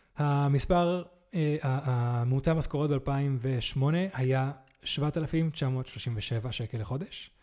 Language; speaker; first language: Hebrew; early bilingual, other home language; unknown